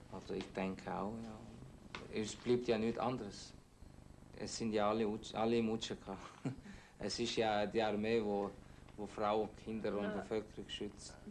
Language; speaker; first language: German; non-native, fluent; Albanian